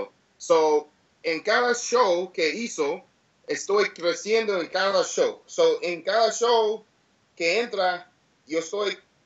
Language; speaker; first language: Spanish; early bilingual, heritage; English